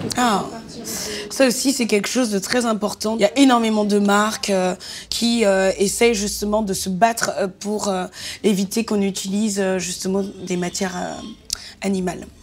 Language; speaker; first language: French; native; French